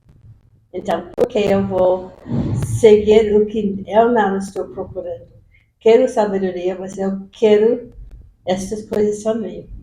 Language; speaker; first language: Portuguese; non-native, fluent; English